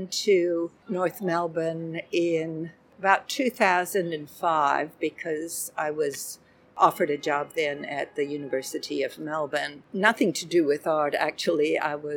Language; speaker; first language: English; native; English